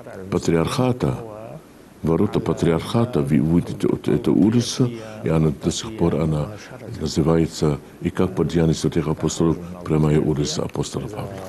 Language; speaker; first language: Russian; non-native, fluent; Arabic